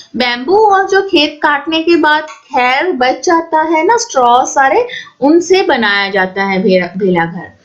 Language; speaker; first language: Hindi; non-native, local second language; Assamese